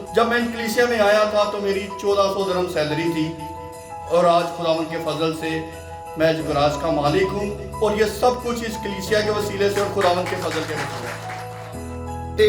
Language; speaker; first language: Urdu; non-native, local second language; Punjabi